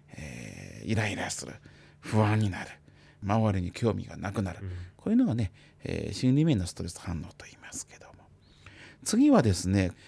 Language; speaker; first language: Japanese; non-native, fluent; Chinese